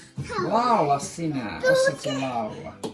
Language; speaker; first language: Finnish; native; Finnish